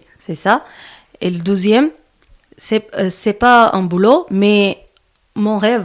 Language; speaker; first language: French; non-native, learner; Malayalam